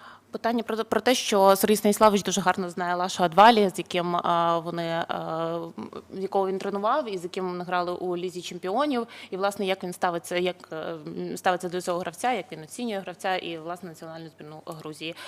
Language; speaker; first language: Ukrainian; native; Ukrainian